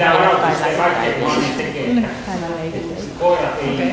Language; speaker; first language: Finnish; native; Finnish